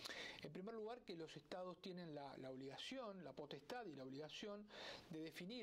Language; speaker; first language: Spanish; native; Spanish